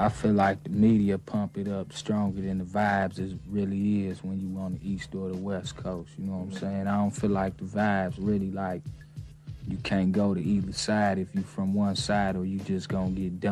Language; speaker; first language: English; native; English